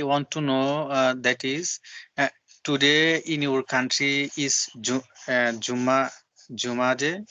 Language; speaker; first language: English; non-native, learner; Bangla